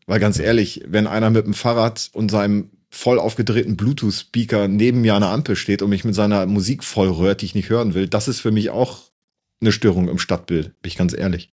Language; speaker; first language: German; native; German